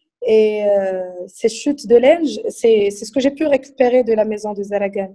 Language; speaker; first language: French; non-native, local second language; Arabic